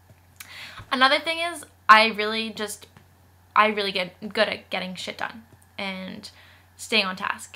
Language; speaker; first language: English; native; English